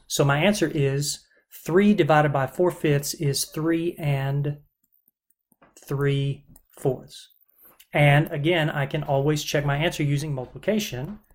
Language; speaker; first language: English; native; English